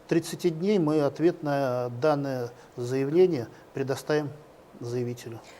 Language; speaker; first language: Russian; native; Russian